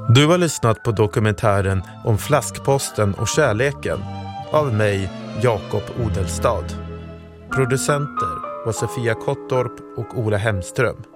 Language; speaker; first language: Swedish; native; Swedish